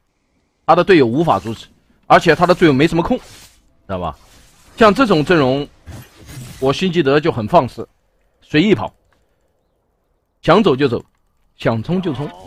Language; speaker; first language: Chinese; native; Chinese